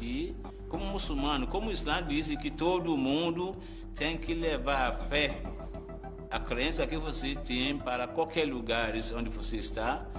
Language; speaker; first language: Portuguese; non-native, fluent; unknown